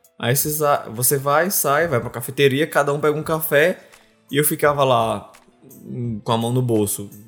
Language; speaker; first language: Portuguese; native; Portuguese